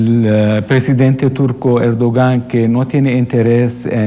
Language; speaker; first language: Spanish; non-native, fluent; Arabic